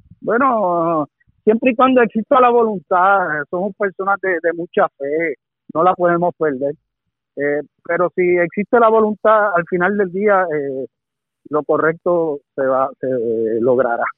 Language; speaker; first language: Spanish; native; Spanish